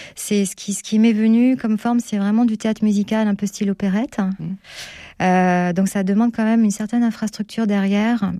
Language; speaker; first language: French; native; French